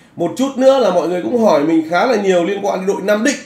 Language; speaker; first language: Vietnamese; native; Vietnamese